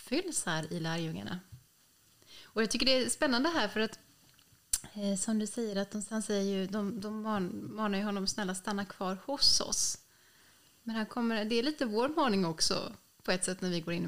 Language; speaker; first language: Swedish; native; Swedish